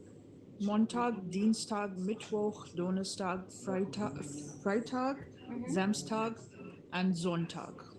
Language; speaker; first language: German; non-native, learner; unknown